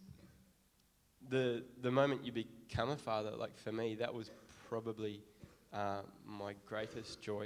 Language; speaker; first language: English; native; English